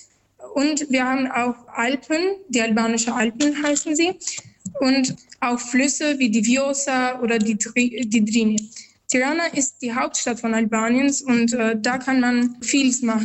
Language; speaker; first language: German; non-native, learner; Albanian